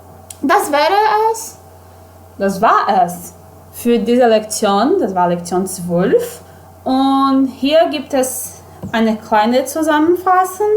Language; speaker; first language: German; non-native, fluent; Portuguese